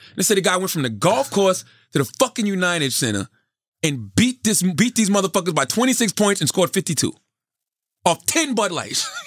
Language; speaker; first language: English; native; English